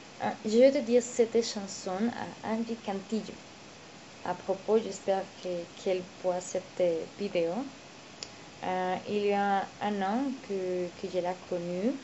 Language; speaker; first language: French; non-native, learner; Spanish